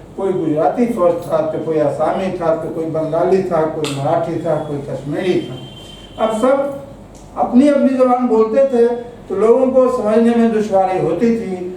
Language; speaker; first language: Urdu; native; Urdu